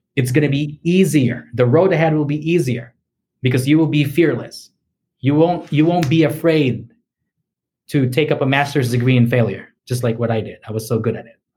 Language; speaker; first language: English; native; English